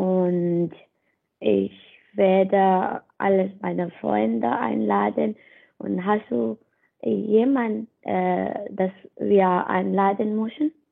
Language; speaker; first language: German; non-native, learner; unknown